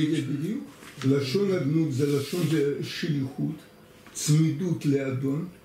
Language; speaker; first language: Hebrew; non-native, fluent; Russian